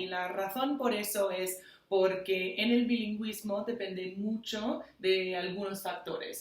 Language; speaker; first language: Spanish; non-native, fluent; English